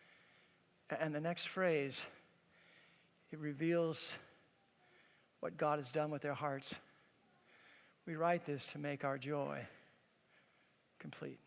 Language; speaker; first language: English; native; English